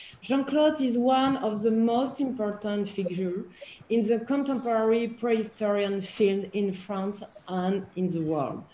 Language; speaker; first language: English; non-native, fluent; French